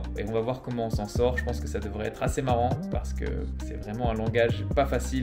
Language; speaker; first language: French; native; French